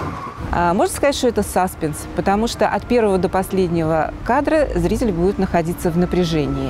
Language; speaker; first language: Russian; native; Russian